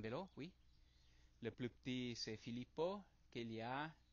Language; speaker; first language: French; non-native, learner; Italian